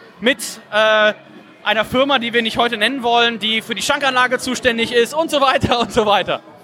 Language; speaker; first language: German; native; German